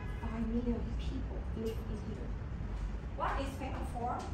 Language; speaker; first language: English; non-native, learner; Vietnamese